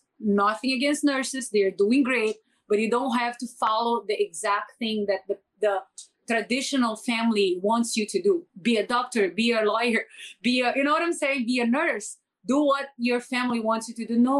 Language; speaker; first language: English; non-native, fluent; Portuguese